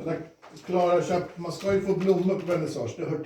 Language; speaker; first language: Swedish; native; Swedish